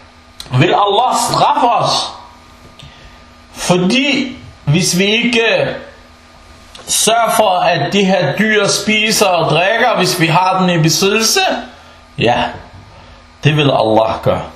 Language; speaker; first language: Danish; non-native, local second language; Arabic